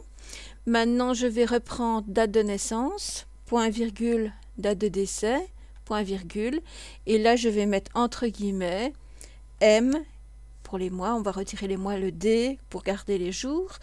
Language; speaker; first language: French; native; French